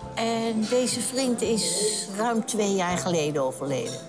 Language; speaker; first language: Dutch; native; Dutch